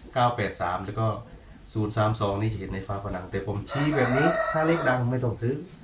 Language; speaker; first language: Thai; native; Thai